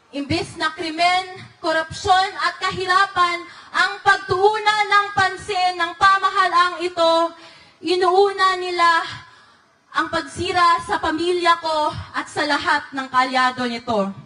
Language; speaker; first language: Filipino; non-native, local second language; Chavacano